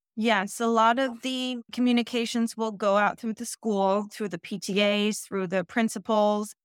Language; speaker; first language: English; early bilingual, other home language; Dutch